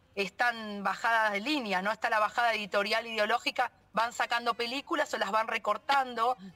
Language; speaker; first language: Spanish; native; Spanish